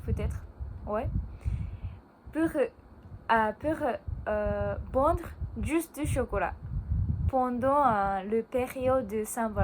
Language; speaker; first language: French; non-native, learner; Japanese